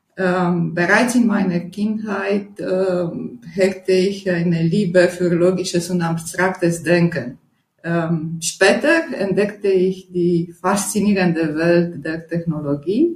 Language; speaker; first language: German; non-native, fluent; Romanian